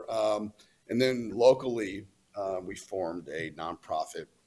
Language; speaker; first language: English; native; English